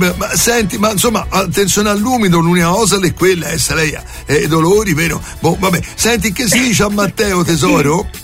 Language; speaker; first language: Italian; native; Italian